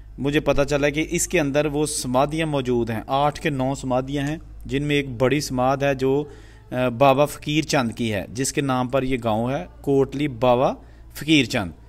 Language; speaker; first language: Urdu; non-native, local second language; Punjabi